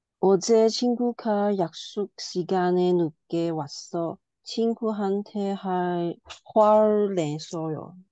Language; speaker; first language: Korean; non-native, learner; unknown